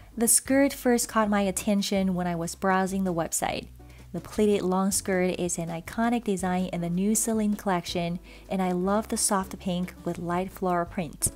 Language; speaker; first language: English; non-native, fluent; Chinese